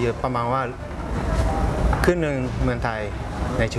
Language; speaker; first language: Thai; native; Thai